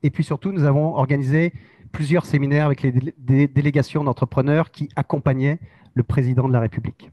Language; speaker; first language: French; native; French